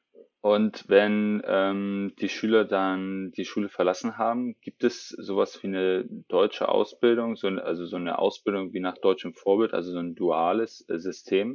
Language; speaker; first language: German; native; German